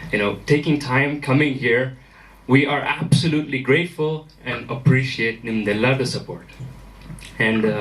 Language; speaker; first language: Kannada; early bilingual, other home language; German